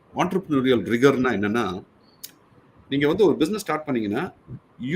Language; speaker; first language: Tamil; native; Tamil